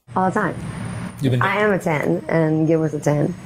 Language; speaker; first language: English; native; English